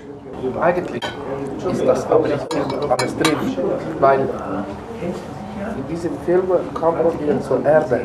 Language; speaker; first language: German; non-native, fluent; Italian